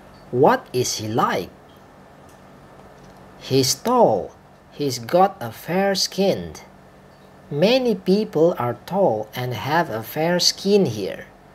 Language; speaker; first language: English; non-native, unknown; Indonesian